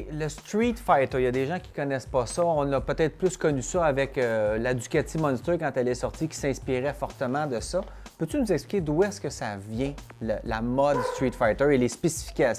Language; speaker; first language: French; native; French